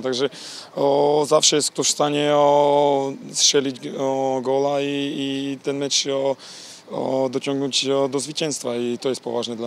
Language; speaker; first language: Polish; non-native, fluent; Slovak